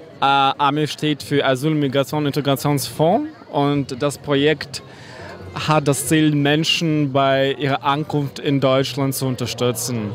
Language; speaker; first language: German; non-native, fluent; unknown